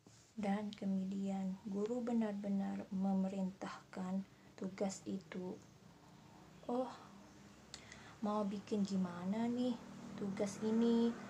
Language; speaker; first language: Indonesian; non-native, learner; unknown